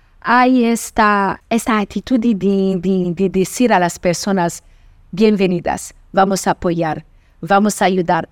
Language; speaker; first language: Spanish; non-native, fluent; Portuguese